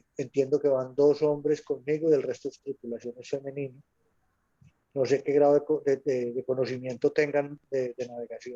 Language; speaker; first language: Spanish; native; Spanish